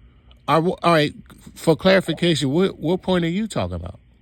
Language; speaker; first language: English; native; English